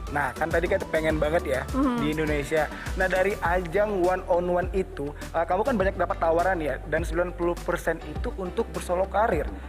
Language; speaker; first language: Indonesian; native; Indonesian